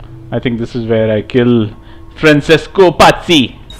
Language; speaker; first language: English; non-native, local second language; Hindi